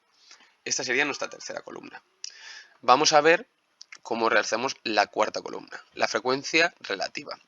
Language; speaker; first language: Spanish; native; Spanish